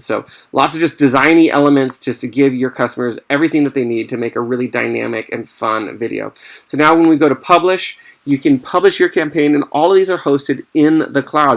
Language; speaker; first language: English; native; English